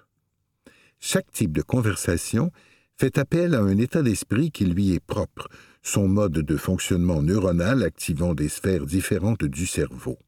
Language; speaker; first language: French; native; French